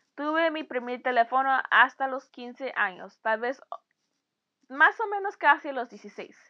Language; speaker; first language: Spanish; early bilingual, heritage; Spanish